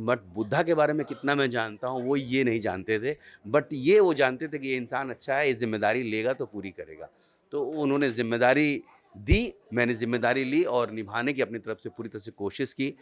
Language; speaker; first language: Hindi; native; Hindi